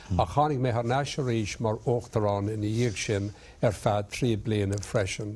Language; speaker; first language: Irish; non-native, local second language; English